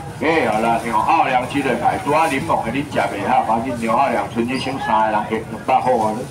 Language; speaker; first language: Chinese; native; Chinese